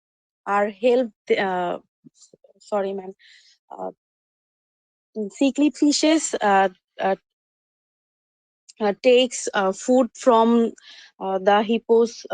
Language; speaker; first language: English; non-native, learner; Bangla